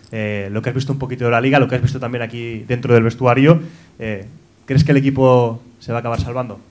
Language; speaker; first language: Spanish; native; Spanish